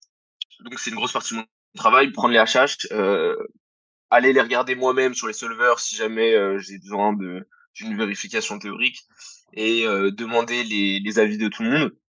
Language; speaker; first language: French; native; French